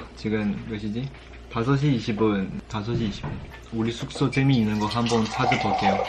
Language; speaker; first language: Korean; non-native, fluent; Chinese